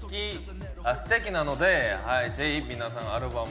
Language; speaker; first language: Japanese; non-native, learner; Korean